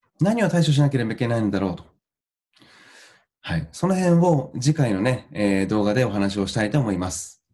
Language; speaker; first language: Japanese; native; Japanese